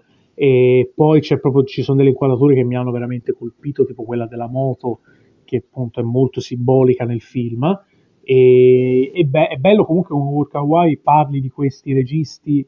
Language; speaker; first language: Italian; native; Italian